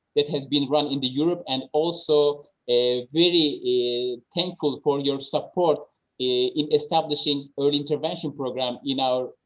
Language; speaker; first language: English; non-native, fluent; Turkish